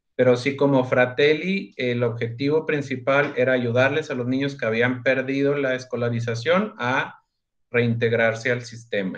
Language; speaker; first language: Spanish; native; Spanish